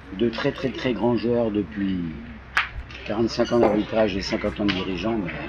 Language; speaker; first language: French; native; French